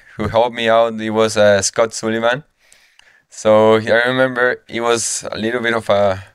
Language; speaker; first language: English; non-native, fluent; Spanish